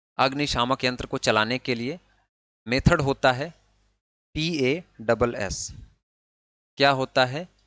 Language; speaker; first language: Hindi; native; Hindi